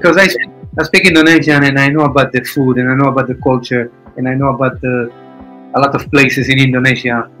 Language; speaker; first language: English; non-native, fluent; Hebrew